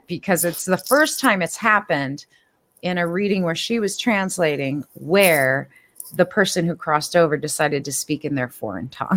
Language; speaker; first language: English; native; English